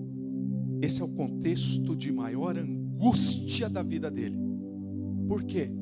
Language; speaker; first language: Portuguese; native; Portuguese